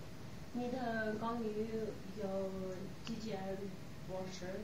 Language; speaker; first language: Chinese; non-native, learner; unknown